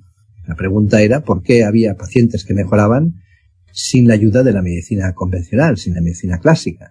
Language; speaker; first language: Spanish; native; Spanish